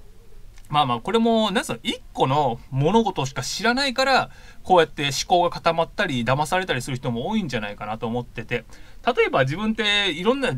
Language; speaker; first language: Japanese; native; Japanese